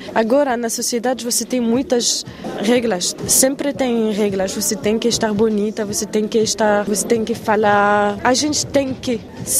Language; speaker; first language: Portuguese; non-native, fluent; French